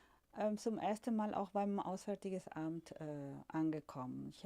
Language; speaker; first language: German; non-native, fluent; Spanish